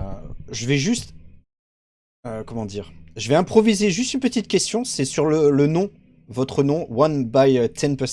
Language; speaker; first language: French; native; French